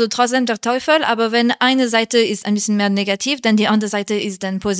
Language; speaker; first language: German; non-native, learner; French